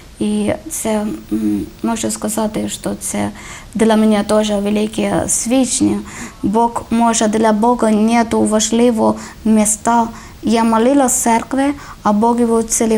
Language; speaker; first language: Ukrainian; non-native, learner; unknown